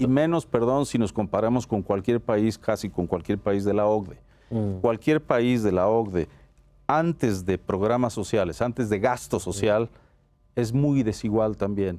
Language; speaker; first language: Spanish; native; Spanish